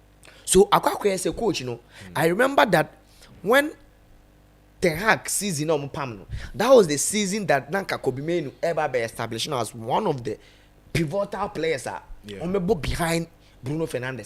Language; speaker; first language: English; non-native, local second language; Akan